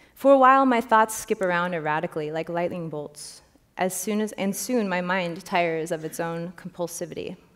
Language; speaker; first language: English; native; English